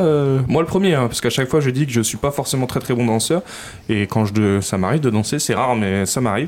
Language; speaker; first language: French; native; French